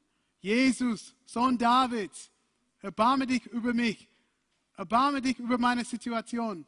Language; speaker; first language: German; non-native, fluent; English